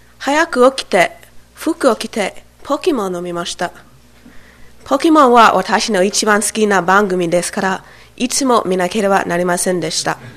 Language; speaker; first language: Japanese; non-native, learner; English